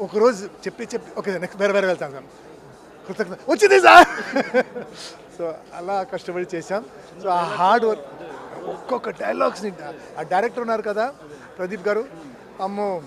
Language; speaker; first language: Telugu; non-native, fluent; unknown